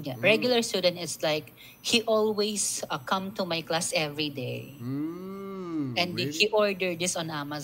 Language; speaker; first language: English; non-native, local second language; Filipino